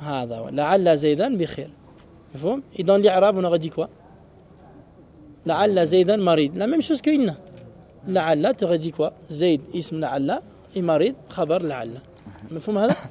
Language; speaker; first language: Arabic; early bilingual, heritage; Arabic